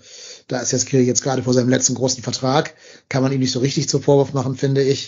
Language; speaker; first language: German; native; German